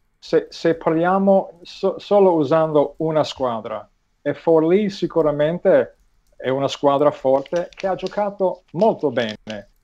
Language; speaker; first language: Italian; non-native, fluent; English